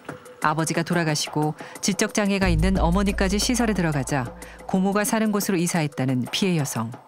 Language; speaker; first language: Korean; native; Korean